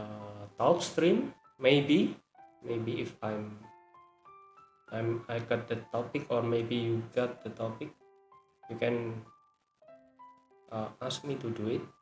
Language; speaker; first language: English; non-native, learner; Indonesian